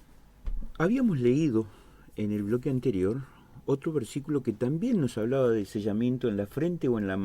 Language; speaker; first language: Spanish; native; Spanish